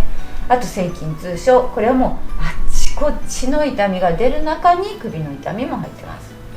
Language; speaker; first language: Japanese; native; Japanese